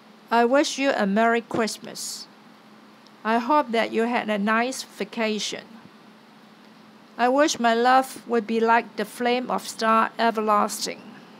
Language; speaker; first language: English; non-native, local second language; Cantonese